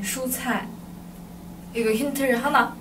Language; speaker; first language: Korean; non-native, fluent; Chinese